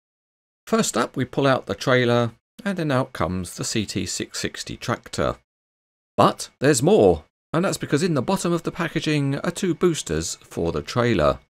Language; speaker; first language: English; native; English